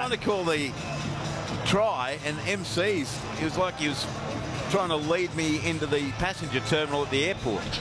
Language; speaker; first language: English; native; English